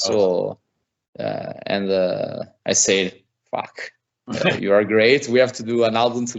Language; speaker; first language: English; non-native, fluent; Italian